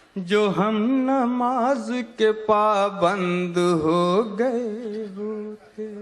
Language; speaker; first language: Urdu; native; Urdu